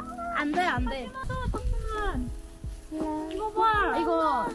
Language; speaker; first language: Korean; non-native, fluent; Arabic